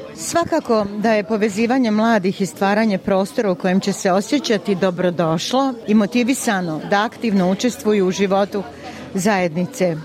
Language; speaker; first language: Serbian; native; Serbian